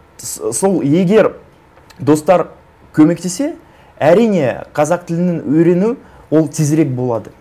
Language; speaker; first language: Kazakh; non-native, local second language; Russian